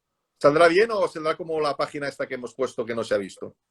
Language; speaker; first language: Spanish; native; Spanish